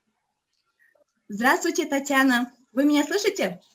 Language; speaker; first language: Russian; non-native, local second language; Kazakh